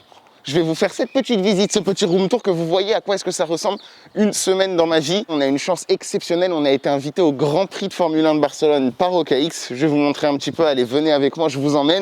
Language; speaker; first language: French; native; French